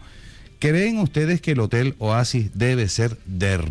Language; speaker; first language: Spanish; native; Spanish